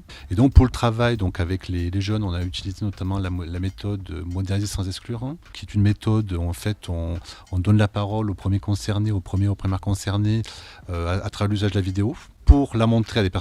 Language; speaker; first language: French; native; French